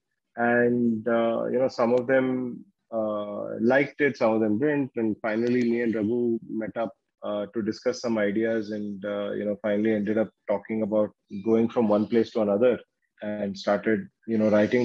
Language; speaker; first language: English; non-native, local second language; Kannada